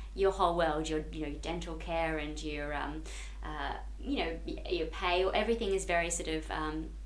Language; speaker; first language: English; native; English